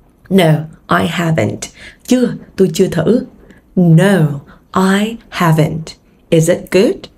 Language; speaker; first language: English; non-native, fluent; Vietnamese